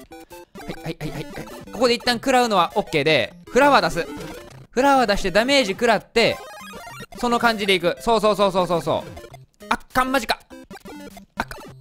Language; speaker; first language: Japanese; native; Japanese